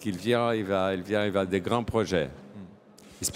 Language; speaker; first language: French; non-native, fluent; Portuguese